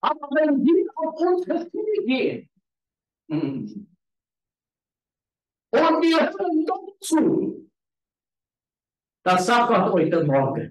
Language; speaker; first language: German; non-native, learner; Afrikaans